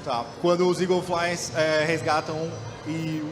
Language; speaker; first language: Portuguese; native; Portuguese